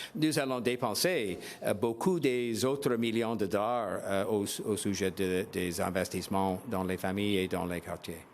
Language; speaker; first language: French; non-native, learner; English